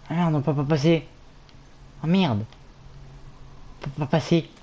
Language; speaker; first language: French; native; French